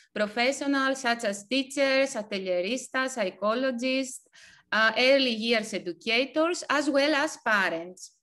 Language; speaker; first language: English; non-native, fluent; Ukrainian